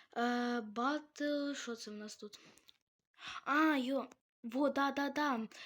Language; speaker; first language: Ukrainian; native; Ukrainian